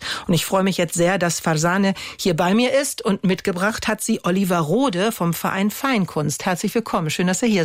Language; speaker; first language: German; native; German